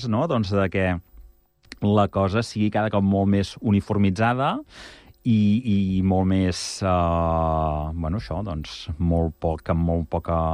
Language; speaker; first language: Catalan; native; Catalan